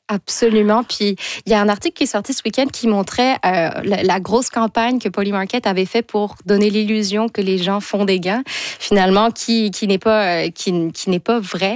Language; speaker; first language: French; native; French